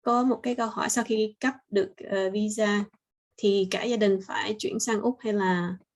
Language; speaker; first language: Vietnamese; early bilingual, heritage; Vietnamese